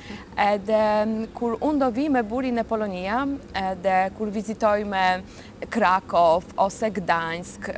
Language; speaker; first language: Albanian; non-native, learner; Polish